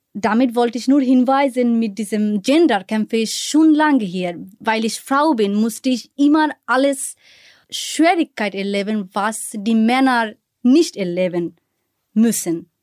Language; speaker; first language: German; non-native, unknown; Bangla